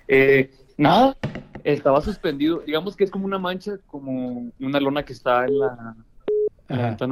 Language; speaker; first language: Spanish; native; Spanish